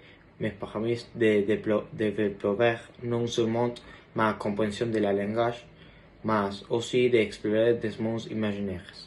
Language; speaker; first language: French; non-native, learner; Spanish